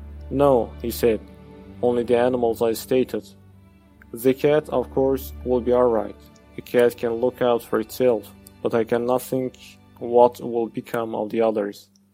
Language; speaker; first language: English; non-native, fluent; Azerbaijani